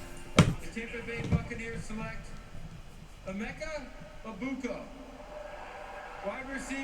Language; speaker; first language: English; native; English